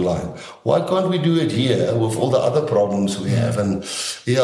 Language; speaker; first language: English; non-native, local second language; Afrikaans